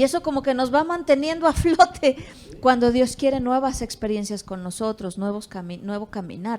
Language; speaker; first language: Spanish; native; Spanish